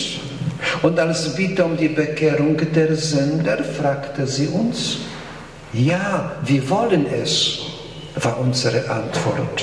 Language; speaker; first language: German; non-native, fluent; Polish